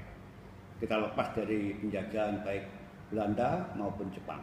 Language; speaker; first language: Indonesian; native; Indonesian